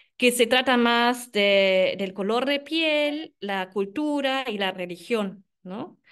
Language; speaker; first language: Spanish; non-native, fluent; German